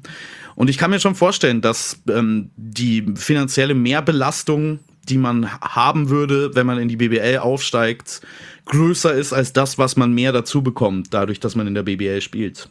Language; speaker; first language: German; native; German